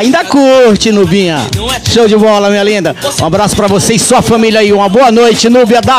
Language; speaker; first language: Portuguese; native; Portuguese